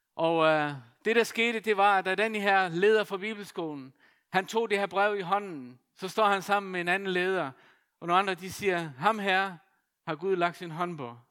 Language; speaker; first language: Danish; non-native, local second language; Faroese